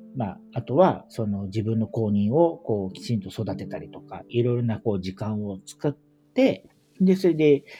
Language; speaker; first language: Japanese; native; Japanese